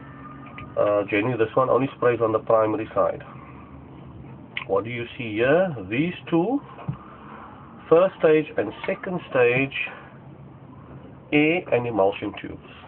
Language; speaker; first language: English; native; English